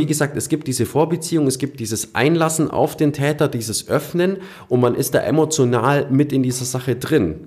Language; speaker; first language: German; native; German